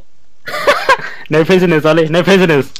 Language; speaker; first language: English; native; English